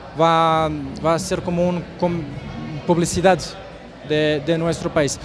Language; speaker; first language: Spanish; non-native, fluent; Croatian